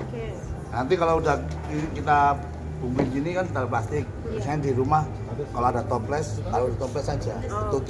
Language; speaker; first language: Indonesian; native; Indonesian